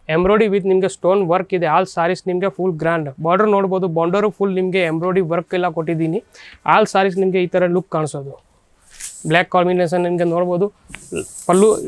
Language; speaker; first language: Kannada; non-native, learner; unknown